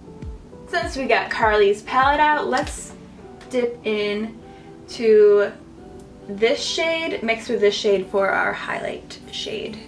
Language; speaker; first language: English; native; English